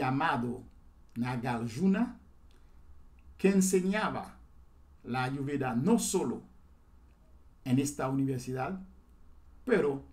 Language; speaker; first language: Spanish; non-native, fluent; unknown